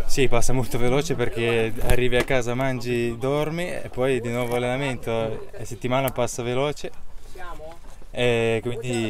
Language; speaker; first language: Italian; non-native, fluent; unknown